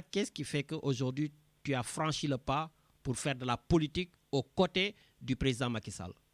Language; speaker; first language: French; non-native, local second language; Wolof